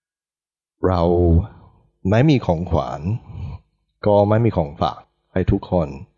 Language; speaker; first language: Thai; non-native, learner; English